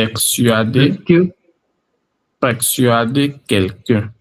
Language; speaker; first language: French; non-native, fluent; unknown